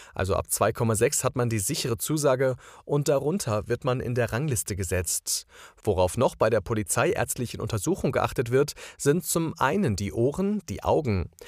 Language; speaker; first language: German; non-native, fluent; Croatian